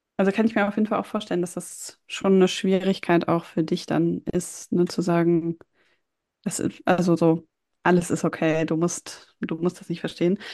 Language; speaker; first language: German; native; German